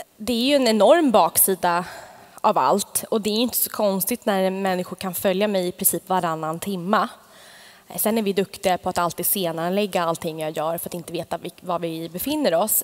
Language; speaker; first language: Swedish; native; Swedish